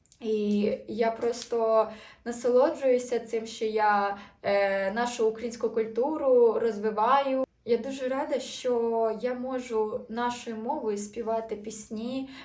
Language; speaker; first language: Ukrainian; native; Ukrainian